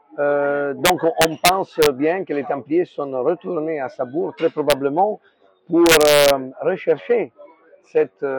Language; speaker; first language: French; non-native, fluent; Italian